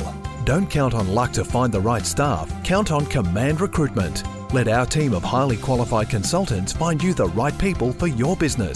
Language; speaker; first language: English; native; English